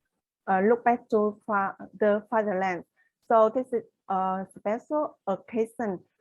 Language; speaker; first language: English; non-native, learner; Vietnamese